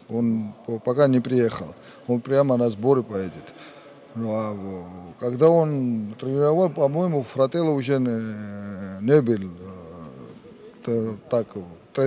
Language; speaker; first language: Russian; non-native, fluent; Georgian